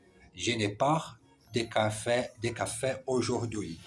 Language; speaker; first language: French; non-native, learner; Portuguese